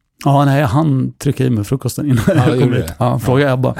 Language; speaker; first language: Swedish; native; Swedish